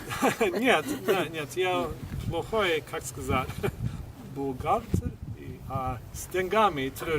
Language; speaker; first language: Russian; non-native, fluent; English